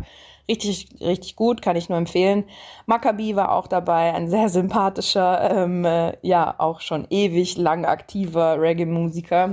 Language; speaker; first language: German; native; German